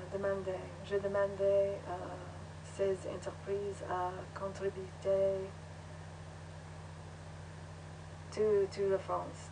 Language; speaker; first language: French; non-native, learner; English